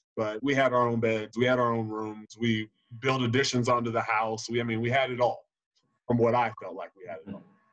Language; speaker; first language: English; native; English